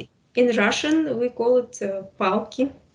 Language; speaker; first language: English; non-native, fluent; Russian